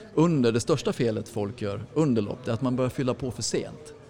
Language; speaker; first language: Swedish; native; Swedish